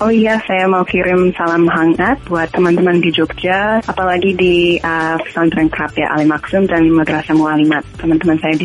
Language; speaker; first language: Indonesian; non-native, fluent; English